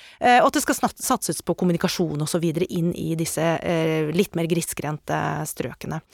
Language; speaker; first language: Norwegian; native; Norwegian